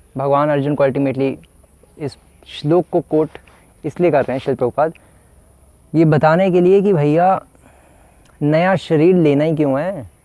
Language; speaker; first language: Hindi; native; Hindi